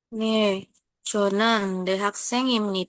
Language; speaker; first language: Korean; non-native, learner; Indonesian